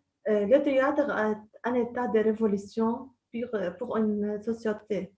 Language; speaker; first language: French; non-native, local second language; Arabic